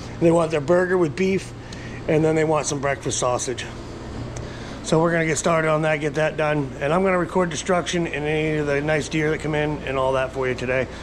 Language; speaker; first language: English; native; English